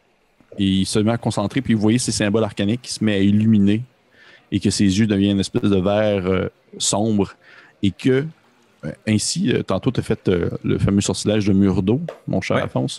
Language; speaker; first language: French; native; French